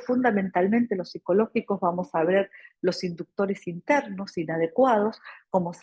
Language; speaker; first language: Spanish; native; Spanish